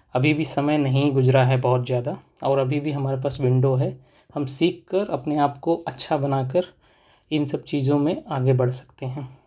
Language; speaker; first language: Hindi; native; Hindi